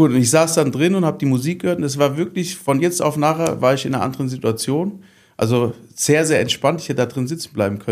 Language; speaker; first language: German; native; German